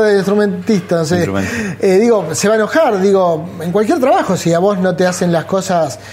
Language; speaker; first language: Spanish; native; Spanish